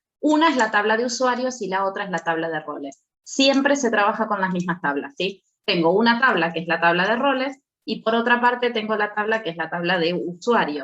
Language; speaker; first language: Spanish; native; Spanish